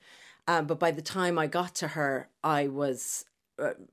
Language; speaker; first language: English; native; English